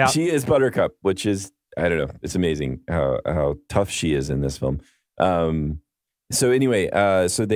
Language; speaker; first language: English; native; English